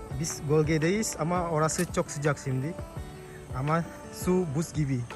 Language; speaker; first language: Turkish; non-native, learner; Indonesian